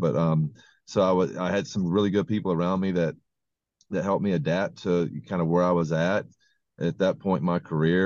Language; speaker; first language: English; native; English